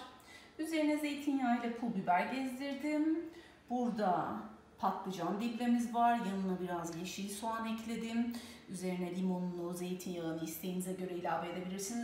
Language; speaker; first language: Turkish; native; Turkish